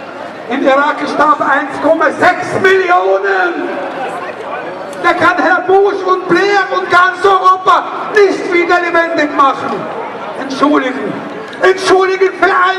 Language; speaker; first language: German; non-native, learner; Arabic